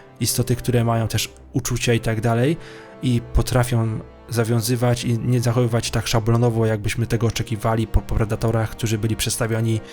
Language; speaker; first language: Polish; native; Polish